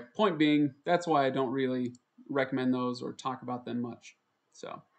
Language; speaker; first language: English; native; English